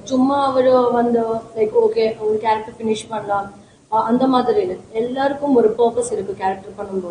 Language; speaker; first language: Tamil; non-native, learner; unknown